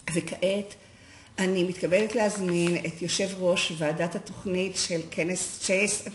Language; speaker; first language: Hebrew; native; Hebrew